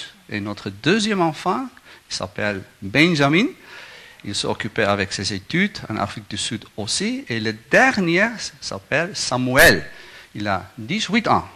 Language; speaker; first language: French; non-native, learner; Afrikaans